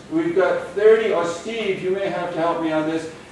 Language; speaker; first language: English; native; English